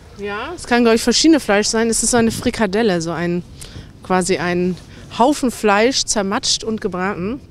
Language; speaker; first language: German; native; German